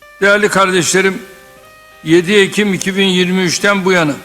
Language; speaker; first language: Turkish; native; Turkish